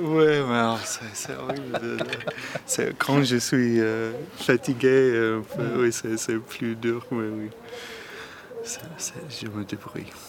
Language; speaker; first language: French; non-native, learner; Arabic